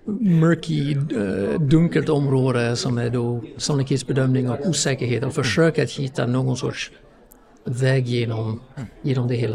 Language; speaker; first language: Swedish; non-native, fluent; English